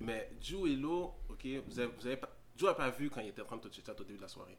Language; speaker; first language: French; native; French